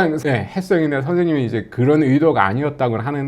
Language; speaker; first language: Korean; native; Korean